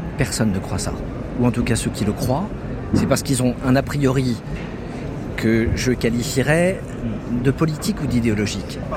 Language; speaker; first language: French; native; French